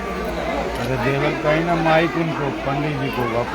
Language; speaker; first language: Hindi; non-native, local second language; Magahi